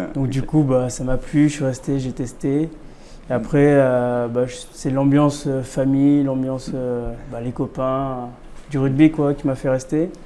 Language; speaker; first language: French; early bilingual, other home language; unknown